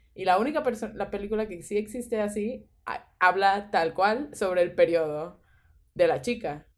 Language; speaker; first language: Spanish; native; Spanish